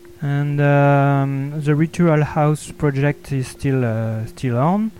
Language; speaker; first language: English; non-native, learner; French